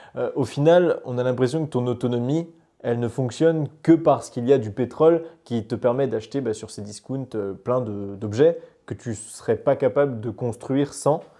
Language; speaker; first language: French; native; French